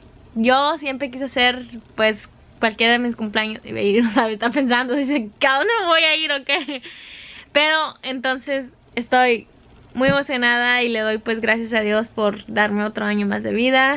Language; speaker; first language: Spanish; native; Spanish